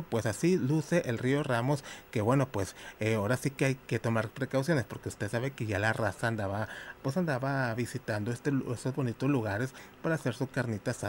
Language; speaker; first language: Spanish; native; Spanish